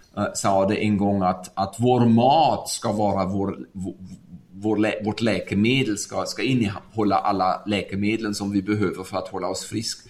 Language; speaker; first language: Swedish; non-native, fluent; German